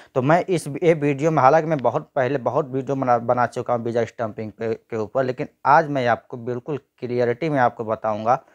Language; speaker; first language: Hindi; native; Hindi